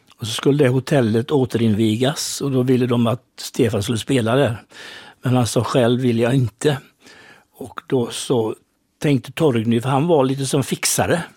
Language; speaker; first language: Swedish; native; Swedish